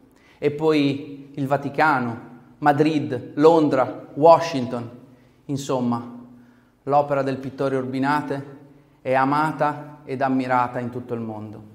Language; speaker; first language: Italian; native; Italian